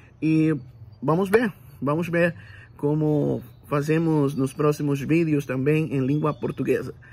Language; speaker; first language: Portuguese; non-native, fluent; Spanish